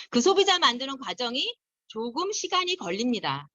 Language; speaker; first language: Korean; native; Korean